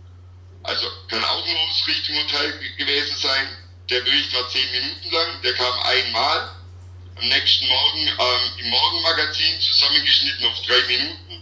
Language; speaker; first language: German; native; German